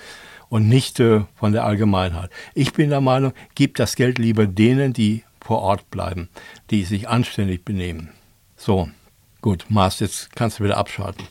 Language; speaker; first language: German; native; German